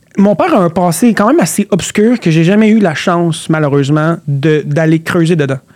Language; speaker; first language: French; early bilingual, other home language; Arabic